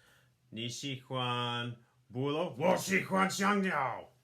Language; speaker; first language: Chinese; non-native, fluent; English